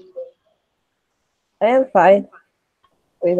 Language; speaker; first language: English; non-native, learner; Spanish